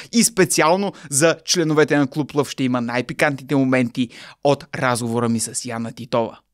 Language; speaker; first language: Bulgarian; native; Bulgarian